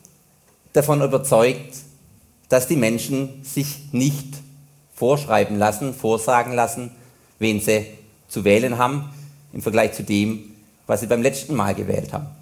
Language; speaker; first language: German; native; German